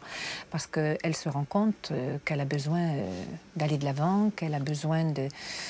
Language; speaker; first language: French; native; French